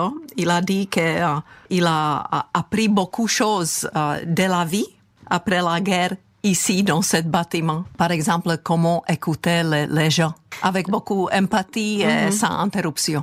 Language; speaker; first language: French; non-native, fluent; Czech